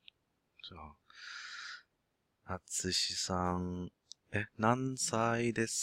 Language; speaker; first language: Japanese; non-native, learner; English